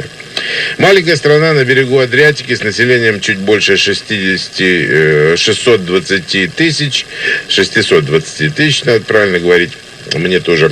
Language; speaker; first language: Russian; native; Russian